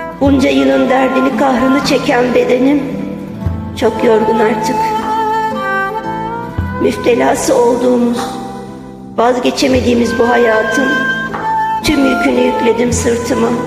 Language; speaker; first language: Turkish; native; Turkish